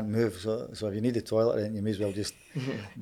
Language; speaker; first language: English; native; English